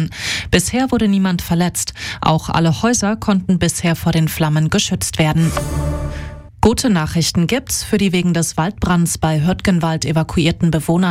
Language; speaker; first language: German; native; German